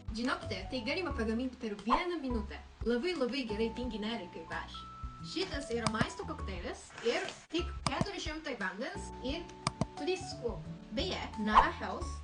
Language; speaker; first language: Lithuanian; non-native, learner; Japanese